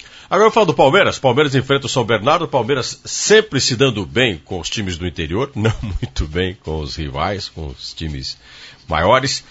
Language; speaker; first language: Portuguese; native; Portuguese